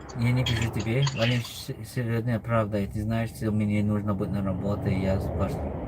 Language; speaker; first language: Russian; non-native, learner; English